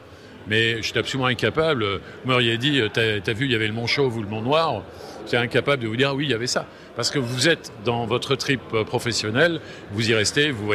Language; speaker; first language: French; native; French